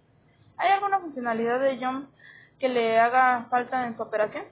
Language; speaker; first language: Spanish; native; Spanish